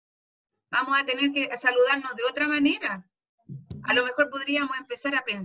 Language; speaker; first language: Spanish; native; Spanish